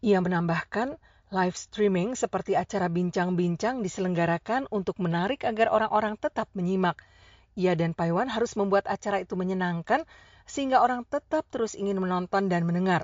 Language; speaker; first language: Indonesian; native; Indonesian